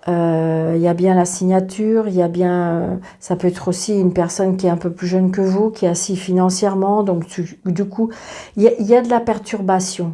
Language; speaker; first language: French; native; French